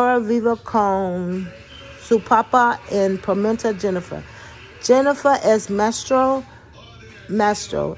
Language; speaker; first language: Spanish; non-native, learner; English